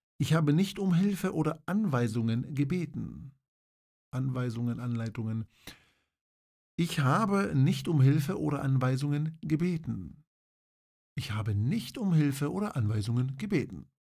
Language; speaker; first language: German; non-native, fluent; Polish